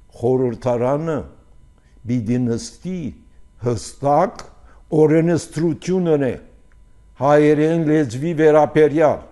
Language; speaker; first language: Armenian; early bilingual, heritage; Armenian